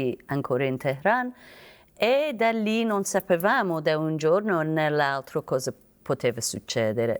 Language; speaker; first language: Italian; non-native, fluent; Persian